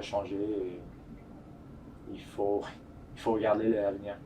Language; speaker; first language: French; non-native, fluent; English